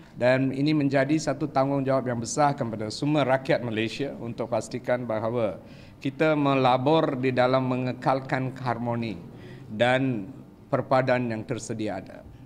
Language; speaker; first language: Malay; non-native, local second language; Tamil